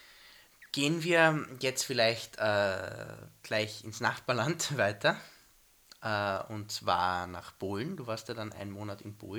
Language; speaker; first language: German; native; German